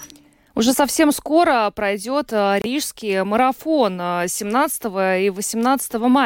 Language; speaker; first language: Russian; native; Russian